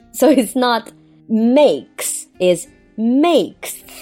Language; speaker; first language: English; non-native, fluent; Chinese